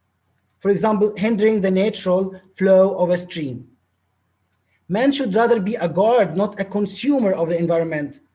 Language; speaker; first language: English; non-native, local second language; Arabic